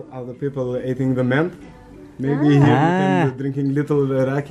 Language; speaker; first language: English; non-native, learner; Albanian